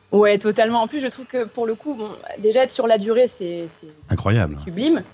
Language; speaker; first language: French; native; French